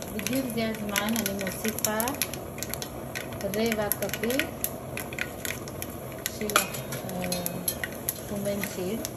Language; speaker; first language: Hebrew; non-native, fluent; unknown